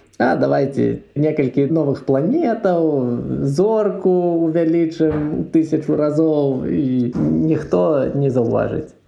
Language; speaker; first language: Belarusian; non-native, local second language; Russian